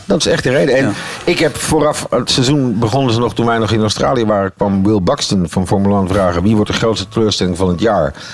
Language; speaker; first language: Dutch; native; Dutch